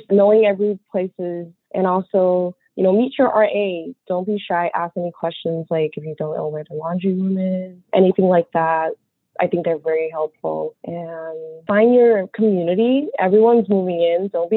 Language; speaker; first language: English; early bilingual, other home language; Chinese